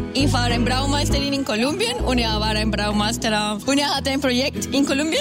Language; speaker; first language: German; non-native, learner; Spanish